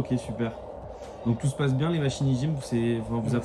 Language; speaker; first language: French; native; French